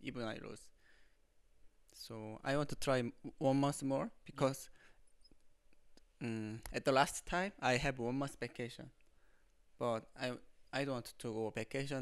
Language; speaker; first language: English; non-native, learner; Korean